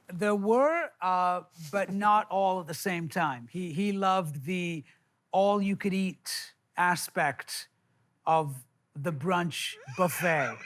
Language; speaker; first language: English; native; English